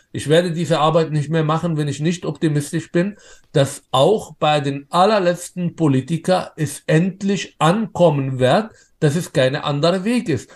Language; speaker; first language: German; non-native, fluent; Arabic